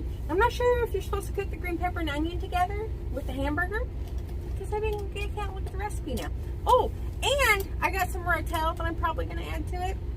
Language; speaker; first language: English; native; English